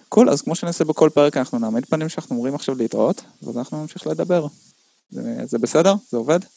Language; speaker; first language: Hebrew; native; Hebrew